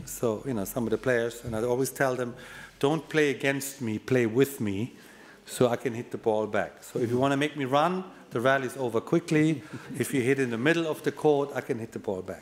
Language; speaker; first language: English; non-native, fluent; German